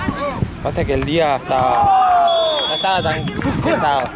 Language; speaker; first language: Spanish; native; Spanish